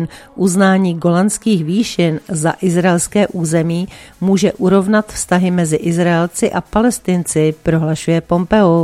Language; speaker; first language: Czech; native; Czech